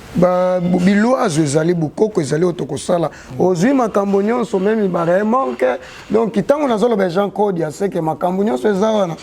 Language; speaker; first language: Lingala; non-native, local second language; Kongo